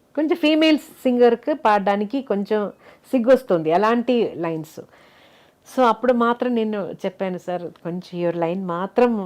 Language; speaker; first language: Telugu; non-native, fluent; Malayalam